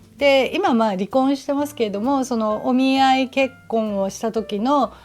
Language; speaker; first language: Japanese; native; Japanese